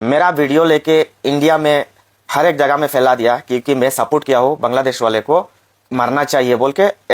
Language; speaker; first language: Hindi; non-native, local second language; Bangla